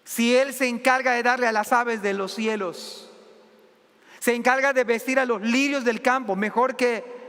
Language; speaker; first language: Spanish; native; Spanish